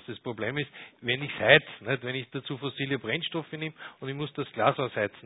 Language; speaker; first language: German; native; German